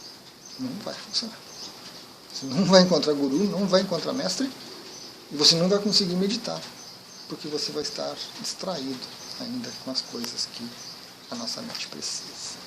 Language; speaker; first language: Portuguese; native; Portuguese